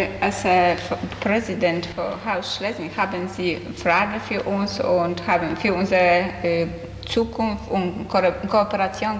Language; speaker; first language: German; non-native, learner; Polish